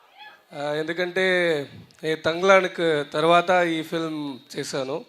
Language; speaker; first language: Telugu; non-native, learner; Tamil